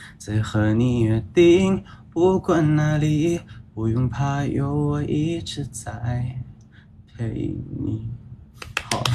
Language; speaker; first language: Chinese; early bilingual, heritage; Chinese